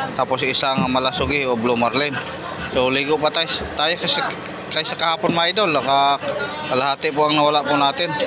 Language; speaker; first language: Filipino; non-native, local second language; Cebuano